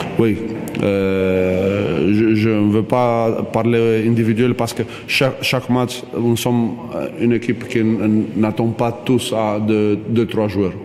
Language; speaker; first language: French; non-native, fluent; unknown